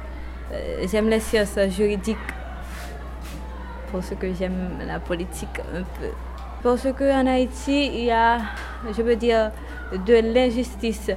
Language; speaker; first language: French; non-native, local second language; Haitian Creole